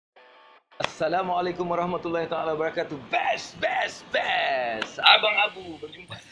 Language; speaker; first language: Malay; native; Malay